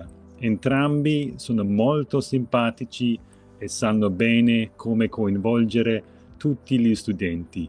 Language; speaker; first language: Italian; non-native, fluent; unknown